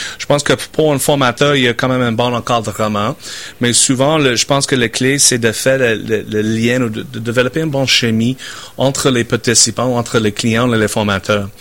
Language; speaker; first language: French; non-native, fluent; English